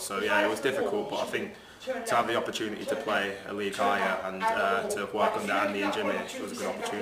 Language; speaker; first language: English; early bilingual, other home language; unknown